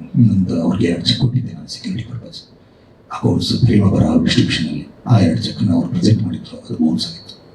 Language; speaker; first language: Kannada; native; Kannada